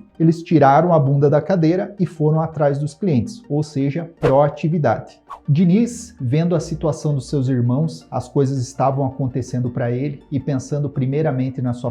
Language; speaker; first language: Portuguese; native; Portuguese